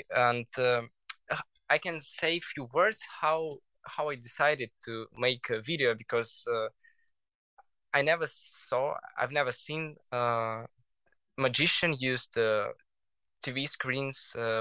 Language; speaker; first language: English; non-native, learner; Russian